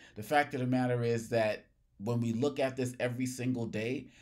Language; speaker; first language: English; native; English